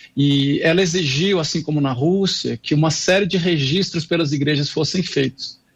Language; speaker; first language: Portuguese; non-native, fluent; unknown